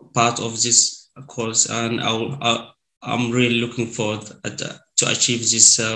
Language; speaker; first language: English; non-native, learner; Arabic